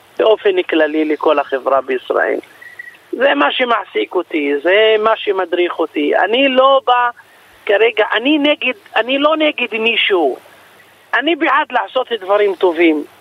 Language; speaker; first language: Hebrew; non-native, local second language; Arabic